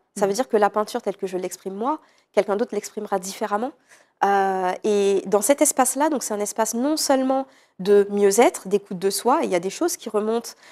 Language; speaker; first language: French; native; French